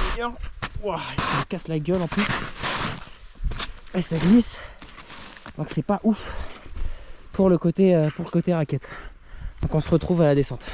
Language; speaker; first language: French; native; French